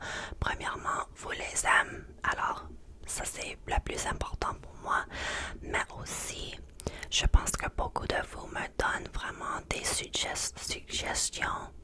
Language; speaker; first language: French; non-native, learner; English